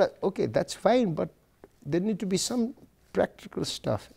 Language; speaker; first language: English; non-native, local second language; Nepali